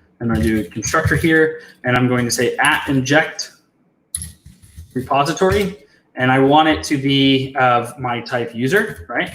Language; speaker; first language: English; native; English